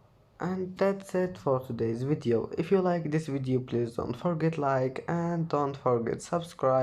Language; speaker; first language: English; non-native, fluent; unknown